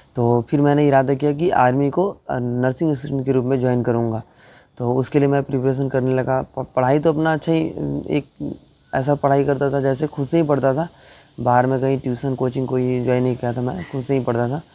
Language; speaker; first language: Hindi; non-native, local second language; Bangla